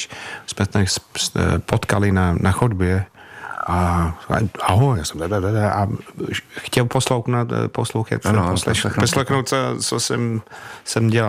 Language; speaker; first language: Czech; non-native, fluent; English